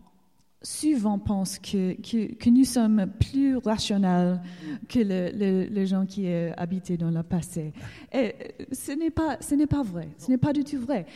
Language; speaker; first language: French; non-native, learner; English